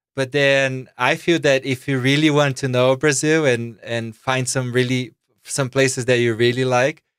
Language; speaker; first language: English; non-native, fluent; Portuguese